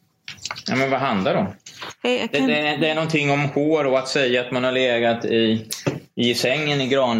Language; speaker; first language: Swedish; native; Swedish